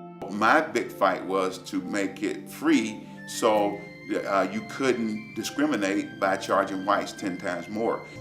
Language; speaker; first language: English; native; English